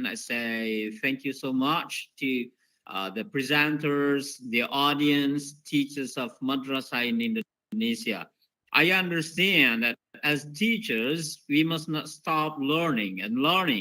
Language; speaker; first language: English; non-native, fluent; Indonesian